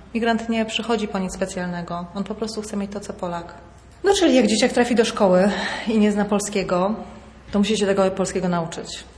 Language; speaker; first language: Polish; native; Polish